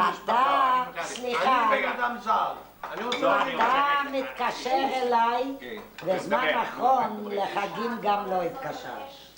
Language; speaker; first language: Hebrew; non-native, fluent; Yiddish